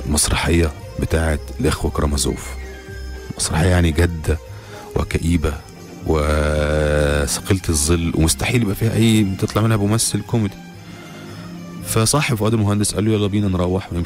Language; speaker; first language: Arabic; native; Arabic